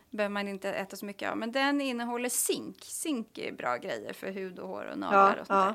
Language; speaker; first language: Swedish; native; Swedish